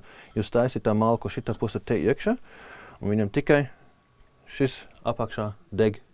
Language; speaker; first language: Latvian; non-native, learner; German